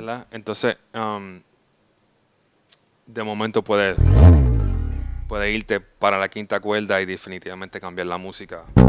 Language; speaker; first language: Spanish; native; Spanish